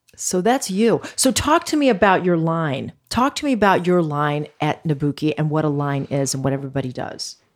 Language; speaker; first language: English; early bilingual, other home language; Greek